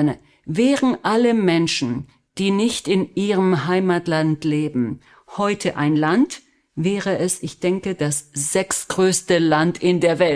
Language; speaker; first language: German; early bilingual, other home language; Spanish